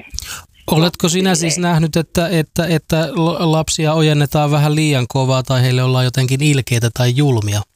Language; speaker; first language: Finnish; native; Finnish